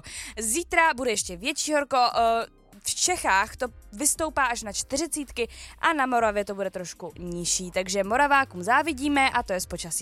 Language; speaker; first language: Czech; native; Czech